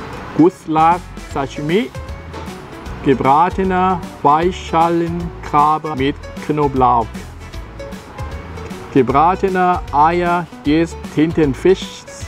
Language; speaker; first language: German; non-native, fluent; Thai